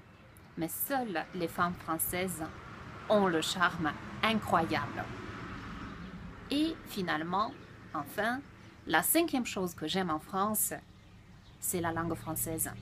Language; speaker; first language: French; non-native, fluent; Russian